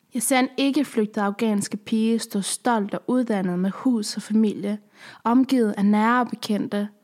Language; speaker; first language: Danish; early bilingual, other home language; Persian